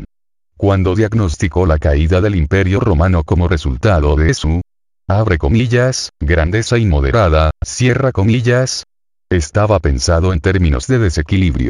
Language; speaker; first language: Spanish; native; Spanish